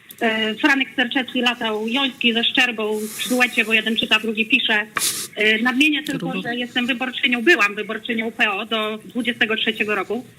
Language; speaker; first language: Polish; native; Polish